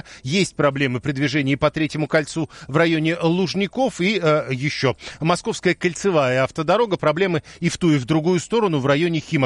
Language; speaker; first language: Russian; native; Russian